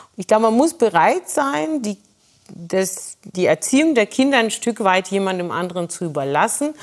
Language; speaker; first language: German; non-native, fluent; Russian